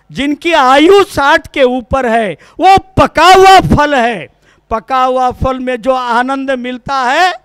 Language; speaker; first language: Hindi; non-native, local second language; Kannada